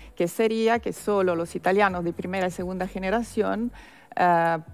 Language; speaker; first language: Spanish; non-native, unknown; Italian